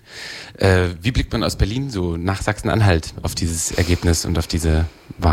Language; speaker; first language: German; native; German